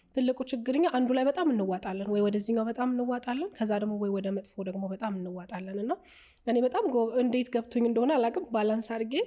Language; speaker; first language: Amharic; native; Amharic